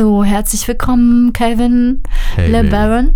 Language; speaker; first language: German; native; German